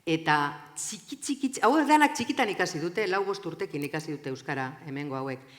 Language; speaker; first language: Basque; native; Basque